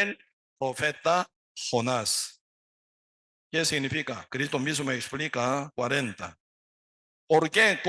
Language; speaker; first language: Spanish; non-native, learner; Korean